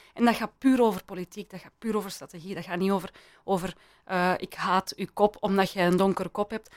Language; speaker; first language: Dutch; early bilingual, other home language; Persian